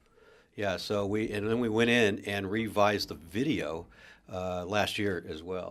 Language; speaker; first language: English; native; English